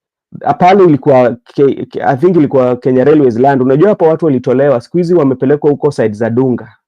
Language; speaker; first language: Swahili; non-native, local second language; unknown